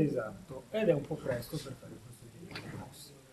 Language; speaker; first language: Italian; native; Italian